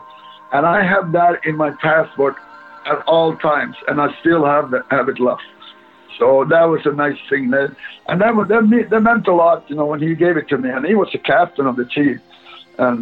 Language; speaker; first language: English; non-native, fluent; Swedish